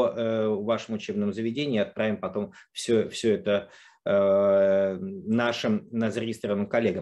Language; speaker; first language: Russian; native; Russian